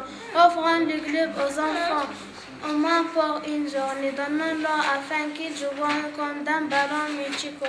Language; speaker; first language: French; non-native, learner; Arabic